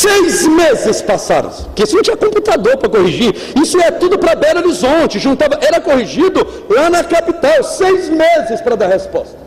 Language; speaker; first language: Portuguese; native; Portuguese